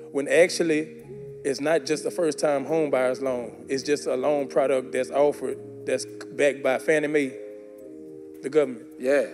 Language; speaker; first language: English; native; English